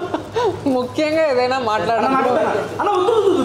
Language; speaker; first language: Telugu; non-native, learner; Tamil